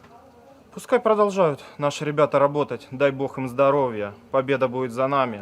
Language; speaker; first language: Russian; native; Russian